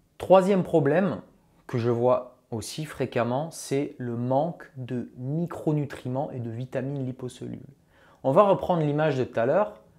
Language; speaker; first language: French; native; French